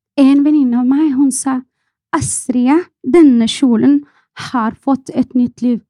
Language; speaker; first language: Norwegian; non-native, fluent; Arabic